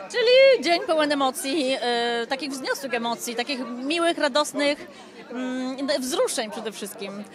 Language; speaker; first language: Polish; native; Polish